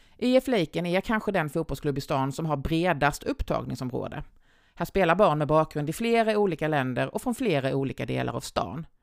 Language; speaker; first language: Swedish; native; Swedish